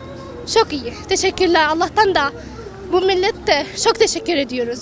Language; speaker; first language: Turkish; early bilingual, other home language; Arabic